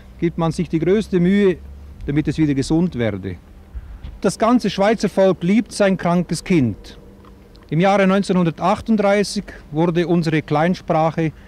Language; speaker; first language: German; non-native, local second language; Romansh